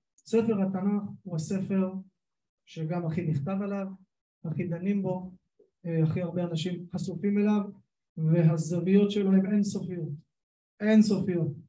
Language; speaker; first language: Hebrew; native; Hebrew